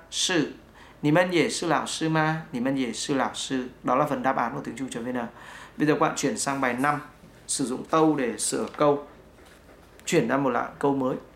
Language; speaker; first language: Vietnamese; native; Vietnamese